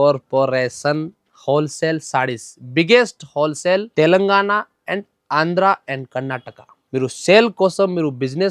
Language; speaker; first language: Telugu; non-native, local second language; Hindi